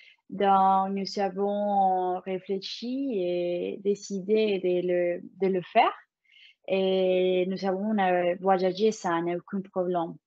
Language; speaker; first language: French; non-native, learner; Spanish